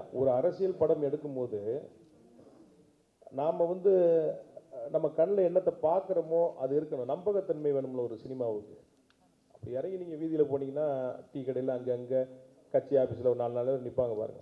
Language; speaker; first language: Tamil; native; Tamil